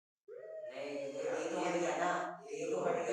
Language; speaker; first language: Hindi; native; Hindi